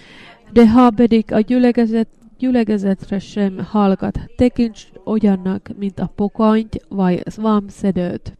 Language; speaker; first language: Hungarian; non-native, learner; Finnish